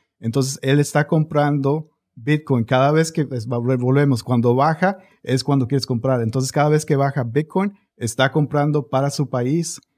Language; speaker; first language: Spanish; early bilingual, heritage; Spanish